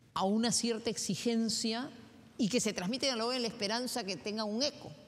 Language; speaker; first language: Spanish; native; Spanish